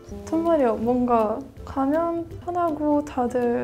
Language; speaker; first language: Korean; non-native, fluent; Russian